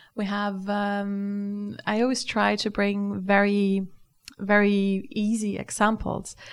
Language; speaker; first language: English; non-native, fluent; German